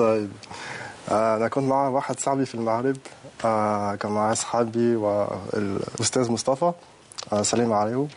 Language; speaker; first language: Arabic; non-native, learner; French